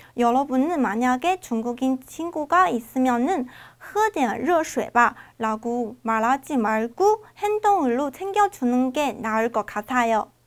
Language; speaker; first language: Korean; non-native, fluent; Chinese